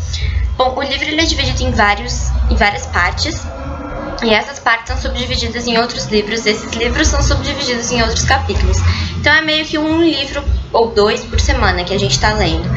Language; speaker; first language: Portuguese; native; Portuguese